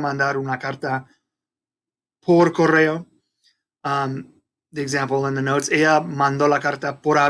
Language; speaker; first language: Spanish; non-native, fluent; English